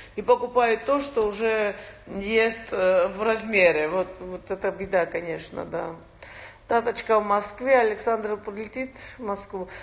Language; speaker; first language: Russian; non-native, local second language; Georgian